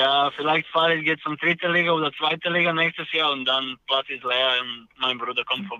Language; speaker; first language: German; non-native, learner; Serbian